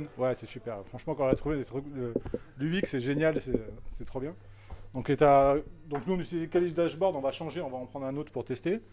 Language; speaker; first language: French; native; French